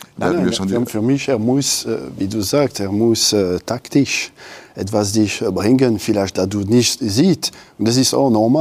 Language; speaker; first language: German; non-native, local second language; French